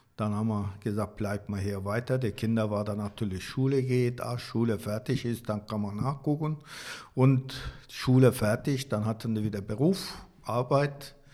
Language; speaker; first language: German; non-native, learner; Turkish